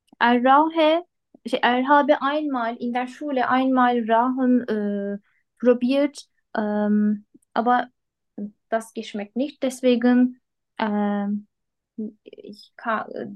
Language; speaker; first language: German; non-native, learner; Turkish